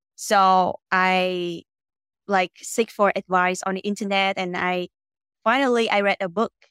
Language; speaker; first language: English; non-native, fluent; Vietnamese